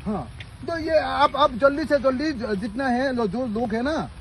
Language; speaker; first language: Hindi; non-native, local second language; Assamese